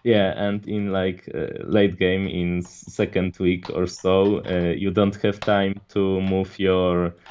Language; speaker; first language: English; non-native, fluent; Polish